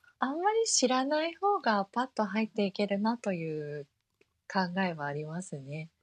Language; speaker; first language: Japanese; early bilingual, heritage; Japanese